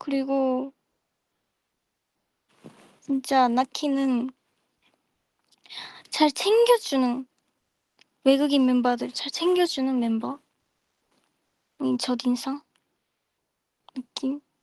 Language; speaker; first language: Korean; non-native, fluent; Japanese